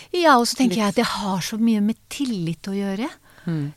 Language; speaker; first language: Norwegian; non-native, fluent; Hebrew